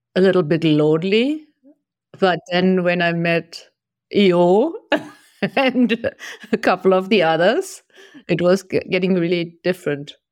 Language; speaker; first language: English; non-native, fluent; German